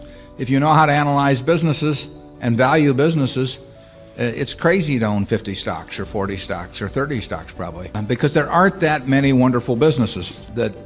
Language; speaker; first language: English; native; English